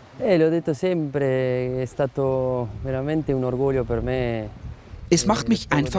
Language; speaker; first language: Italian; non-native, fluent; Spanish